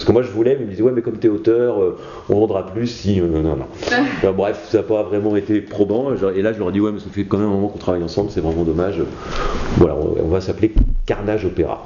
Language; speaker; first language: French; native; French